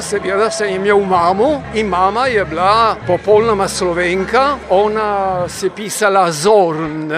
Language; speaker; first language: Slovenian; early bilingual, heritage; Slovenian